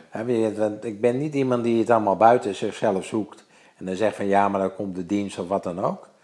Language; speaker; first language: Dutch; native; Dutch